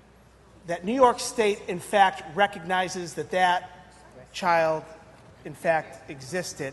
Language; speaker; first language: English; native; English